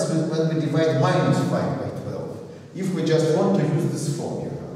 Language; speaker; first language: English; non-native, fluent; Russian